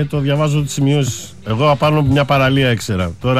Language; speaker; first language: Greek; native; Greek